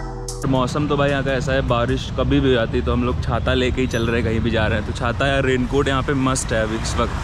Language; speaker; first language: Hindi; native; Hindi